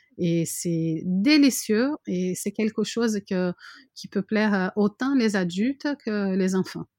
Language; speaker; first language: French; non-native, fluent; Portuguese